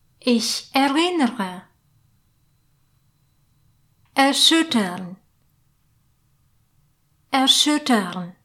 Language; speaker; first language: German; non-native, fluent; Polish